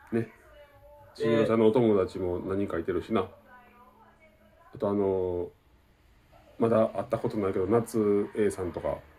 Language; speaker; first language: Japanese; native; Japanese